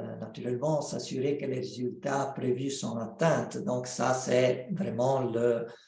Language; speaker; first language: French; non-native, fluent; Italian